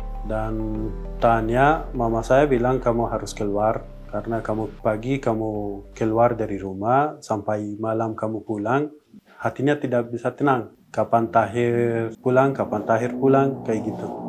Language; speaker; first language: Indonesian; non-native, learner; Persian